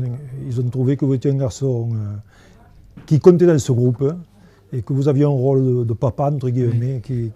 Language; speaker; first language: French; native; French